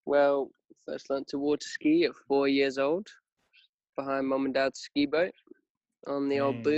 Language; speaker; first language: English; native; English